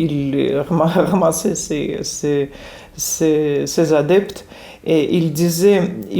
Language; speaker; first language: French; non-native, fluent; Russian